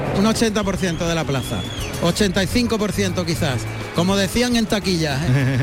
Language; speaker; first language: Spanish; native; Spanish